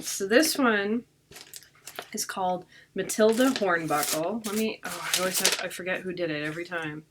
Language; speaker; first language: English; native; English